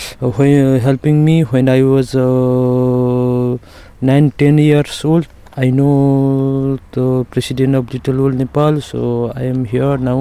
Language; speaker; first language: English; non-native, learner; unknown